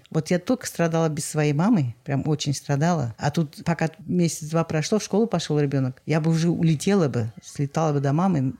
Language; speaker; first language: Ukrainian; non-native, local second language; Russian